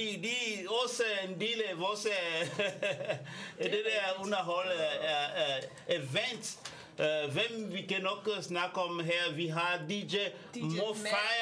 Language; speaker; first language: Danish; non-native, fluent; French